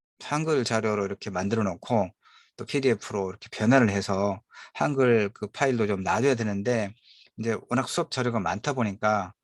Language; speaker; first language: Korean; native; Korean